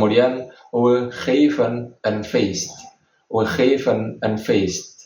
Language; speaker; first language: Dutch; non-native, fluent; Indonesian